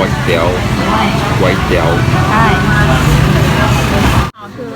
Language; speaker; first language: Thai; non-native, learner; Chinese